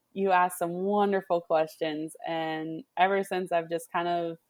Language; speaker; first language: English; native; English